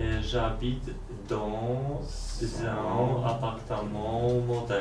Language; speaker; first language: French; non-native, learner; Polish